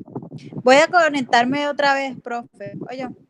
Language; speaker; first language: Spanish; native; Spanish